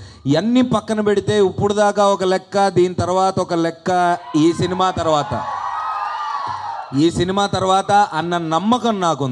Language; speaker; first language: Telugu; native; Telugu